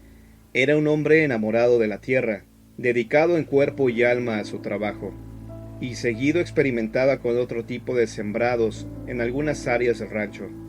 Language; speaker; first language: Spanish; native; Spanish